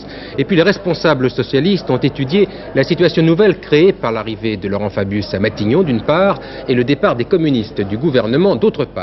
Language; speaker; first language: French; native; French